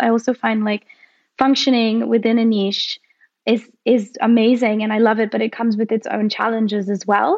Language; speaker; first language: English; non-native, local second language; Hindi